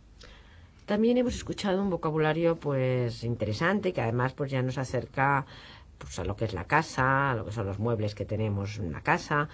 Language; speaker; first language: Spanish; native; Spanish